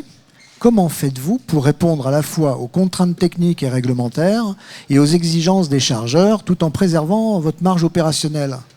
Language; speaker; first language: French; native; French